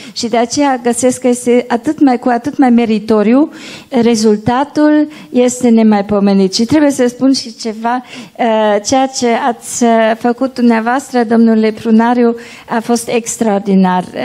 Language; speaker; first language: Romanian; non-native, local second language; German